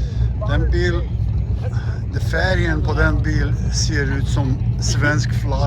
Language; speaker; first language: Swedish; early bilingual, heritage; Swedish